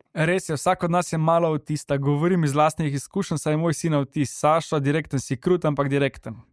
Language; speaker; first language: Slovenian; non-native, local second language; Serbian